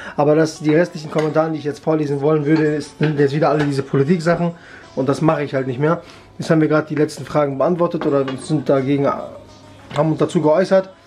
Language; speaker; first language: German; early bilingual, other home language; Kurdish